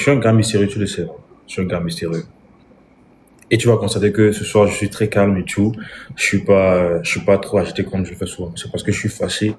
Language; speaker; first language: French; non-native, local second language; Lingala